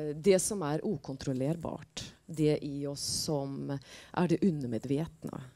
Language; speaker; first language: Swedish; non-native, fluent; Norwegian